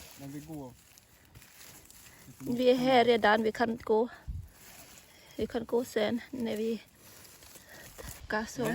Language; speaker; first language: Swedish; non-native, learner; Thai